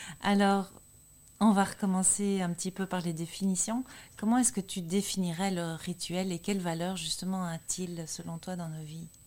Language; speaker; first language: French; native; French